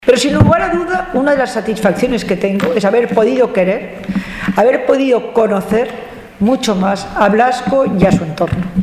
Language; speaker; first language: Spanish; native; Spanish